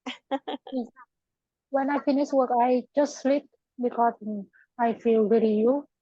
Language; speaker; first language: English; non-native, learner; Vietnamese